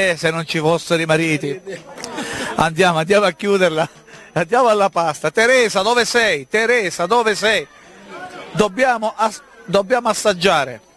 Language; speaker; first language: Italian; native; Italian